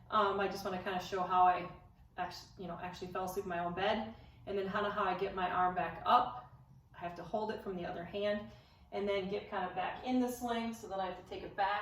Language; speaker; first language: English; native; English